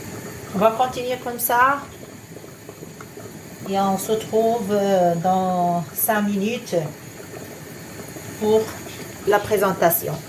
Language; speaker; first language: French; non-native, fluent; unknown